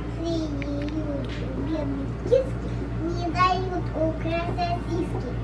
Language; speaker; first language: Russian; early bilingual, heritage; Russian